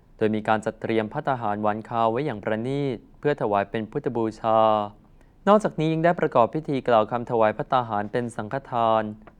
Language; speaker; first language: Thai; native; Thai